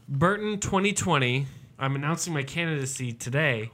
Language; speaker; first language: English; native; English